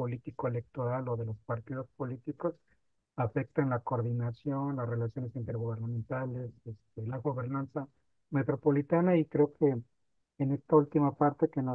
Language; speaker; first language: Spanish; native; Spanish